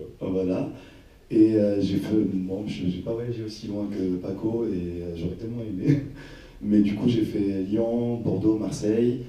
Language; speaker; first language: French; non-native, local second language; Arabic